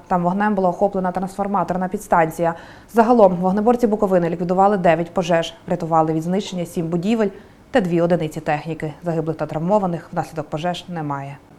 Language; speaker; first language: Ukrainian; native; Ukrainian